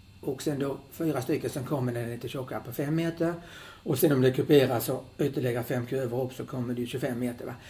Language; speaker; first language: Swedish; native; Swedish